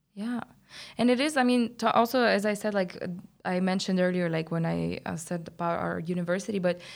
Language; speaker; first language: English; non-native, fluent; Bulgarian